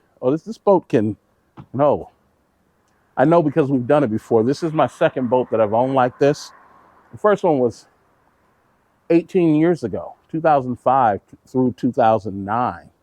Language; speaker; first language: English; native; English